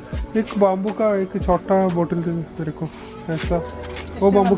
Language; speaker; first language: Hindi; non-native, learner; Malayalam